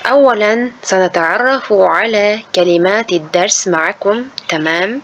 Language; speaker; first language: Arabic; non-native, fluent; Uzbek